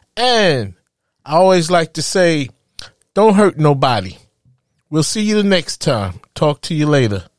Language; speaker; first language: English; native; English